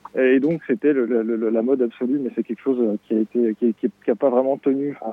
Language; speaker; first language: French; native; French